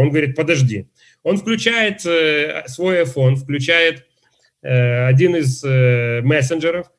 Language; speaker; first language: Russian; native; Russian